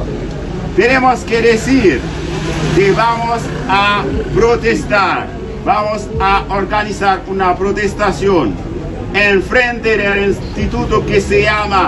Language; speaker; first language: Spanish; non-native, learner; Haitian Creole